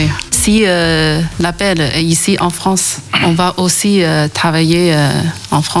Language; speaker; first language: French; non-native, fluent; Chinese